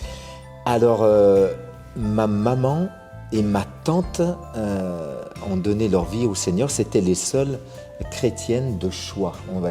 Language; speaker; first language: French; native; French